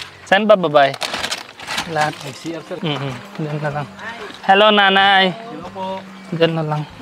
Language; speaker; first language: Filipino; non-native, learner; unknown